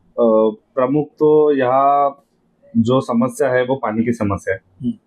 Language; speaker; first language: Hindi; non-native, local second language; Marathi